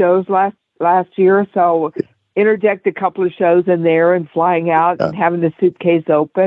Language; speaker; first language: English; native; English